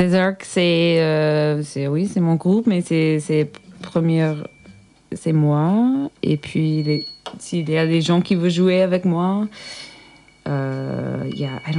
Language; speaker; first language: French; non-native, learner; English